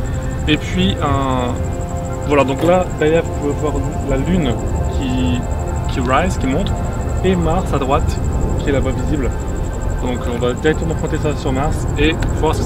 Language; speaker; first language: French; native; French